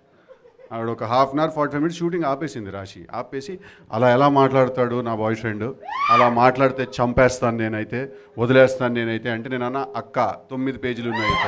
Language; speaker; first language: Telugu; native; Telugu